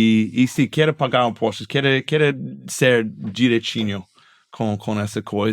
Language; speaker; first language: Portuguese; non-native, fluent; English